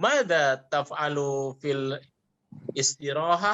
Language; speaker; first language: Arabic; non-native, learner; Indonesian